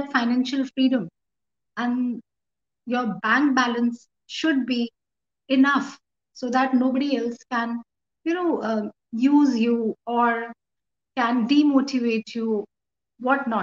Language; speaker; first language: English; non-native, local second language; Hindi